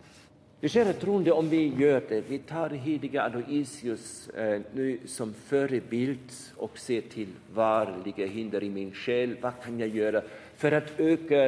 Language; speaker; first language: Swedish; non-native, fluent; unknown